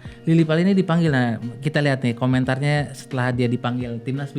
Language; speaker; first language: Indonesian; native; Indonesian